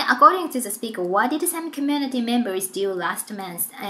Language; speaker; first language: English; non-native, fluent; Japanese